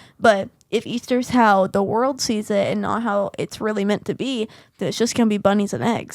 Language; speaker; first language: English; native; English